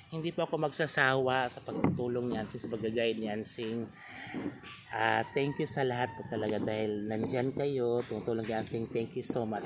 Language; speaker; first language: Filipino; non-native, local second language; Cebuano